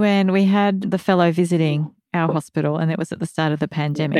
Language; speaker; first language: English; native; English